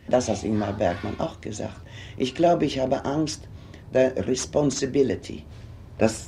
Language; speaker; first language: German; non-native, fluent; Swedish